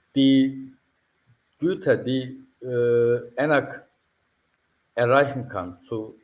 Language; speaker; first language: German; non-native, fluent; Turkish